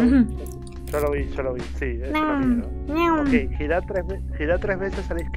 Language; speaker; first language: Spanish; native; Spanish